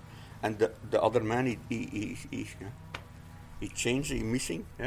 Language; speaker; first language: English; non-native, learner; Dutch